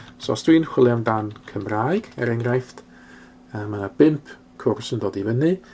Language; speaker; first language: Welsh; non-native, local second language; English